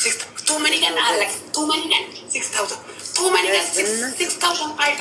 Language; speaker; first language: English; non-native, learner; Oromo